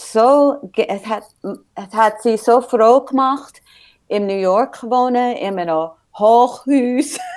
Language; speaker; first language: German; early bilingual, heritage; English